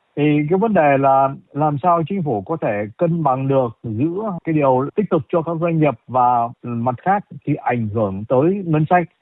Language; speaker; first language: Vietnamese; native; Vietnamese